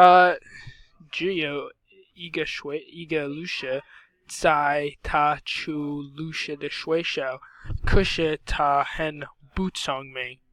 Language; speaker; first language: Chinese; non-native, learner; English